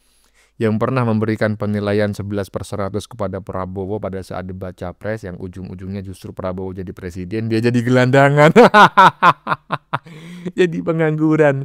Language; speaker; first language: Indonesian; native; Indonesian